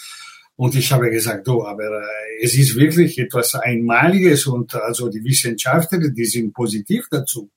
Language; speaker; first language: German; non-native, fluent; Italian